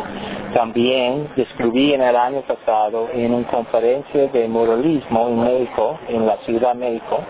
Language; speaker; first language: Spanish; non-native, learner; English